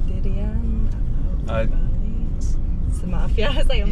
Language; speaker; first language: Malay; non-native, learner; English